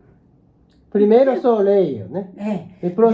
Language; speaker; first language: Portuguese; non-native, learner; Japanese